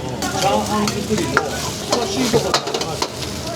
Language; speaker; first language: Japanese; native; Japanese